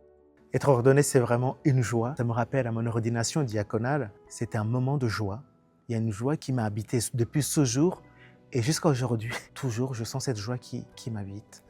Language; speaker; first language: French; non-native, local second language; Kinyarwanda